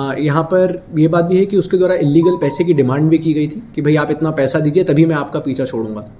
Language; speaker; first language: Hindi; native; Hindi